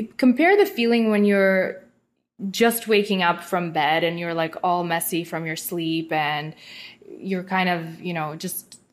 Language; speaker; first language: English; non-native, fluent; Russian